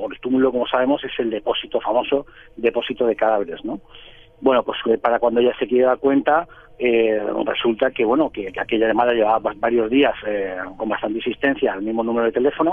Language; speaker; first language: Spanish; native; Spanish